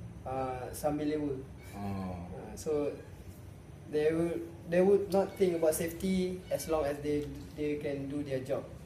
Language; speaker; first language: English; non-native, local second language; Malay